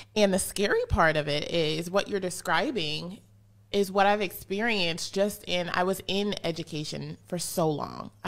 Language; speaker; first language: English; native; English